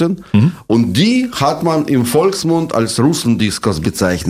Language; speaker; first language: German; non-native, fluent; Russian